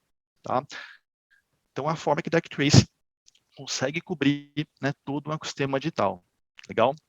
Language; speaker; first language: Portuguese; native; Portuguese